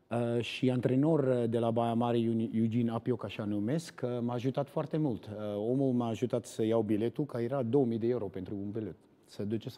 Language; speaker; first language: Romanian; non-native, learner; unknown